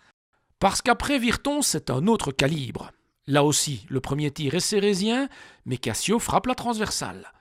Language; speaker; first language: French; native; French